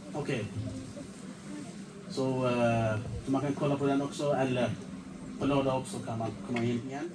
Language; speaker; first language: Swedish; non-native, fluent; Urdu